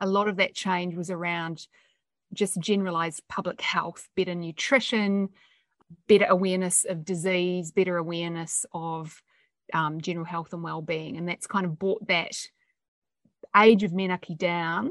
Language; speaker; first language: English; native; English